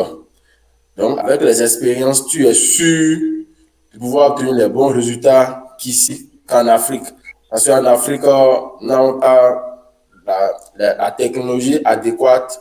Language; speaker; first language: French; non-native, local second language; Fon